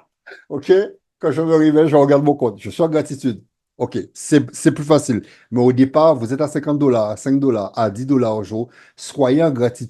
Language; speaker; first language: French; native; French